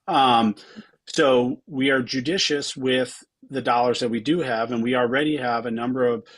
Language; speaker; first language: English; native; English